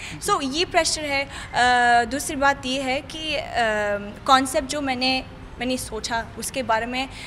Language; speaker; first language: Hindi; non-native, fluent; Arabic